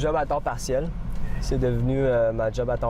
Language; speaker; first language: French; early bilingual, other home language; Chinese